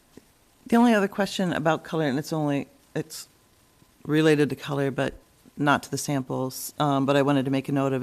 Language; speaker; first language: English; native; English